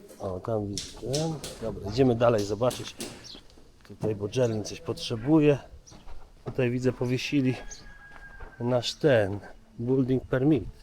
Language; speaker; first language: Polish; native; Polish